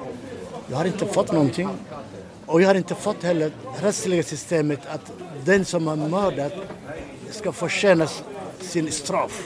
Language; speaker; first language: Swedish; non-native, learner; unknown